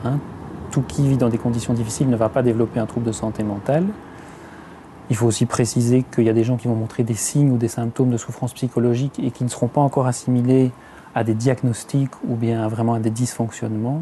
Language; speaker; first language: French; native; French